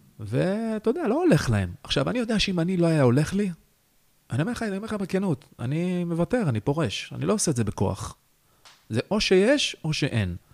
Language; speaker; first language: Hebrew; native; Hebrew